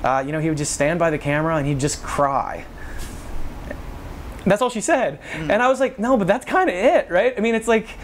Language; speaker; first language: English; native; English